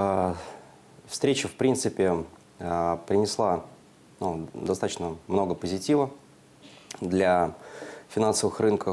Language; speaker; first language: Russian; native; Russian